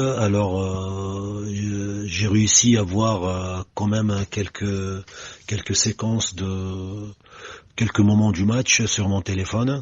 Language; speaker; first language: French; non-native, local second language; Arabic